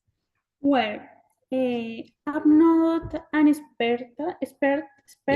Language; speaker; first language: English; non-native, learner; Spanish